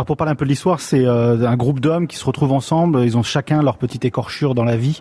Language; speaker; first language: French; native; French